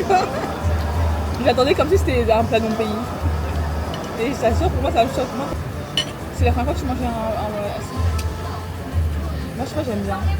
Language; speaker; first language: French; native; French